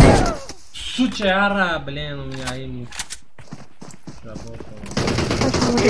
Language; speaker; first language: Russian; non-native, learner; Uzbek